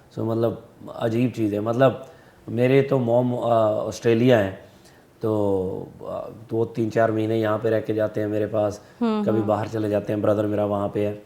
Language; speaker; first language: Hindi; non-native, local second language; Punjabi